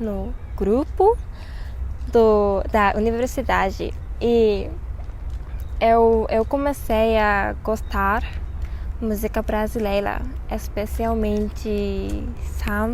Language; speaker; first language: Portuguese; non-native, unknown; Japanese